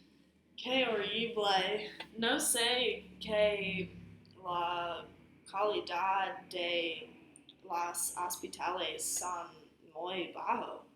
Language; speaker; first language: Spanish; non-native, learner; English